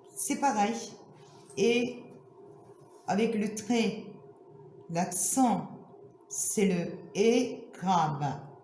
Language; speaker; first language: French; non-native, fluent; Turkish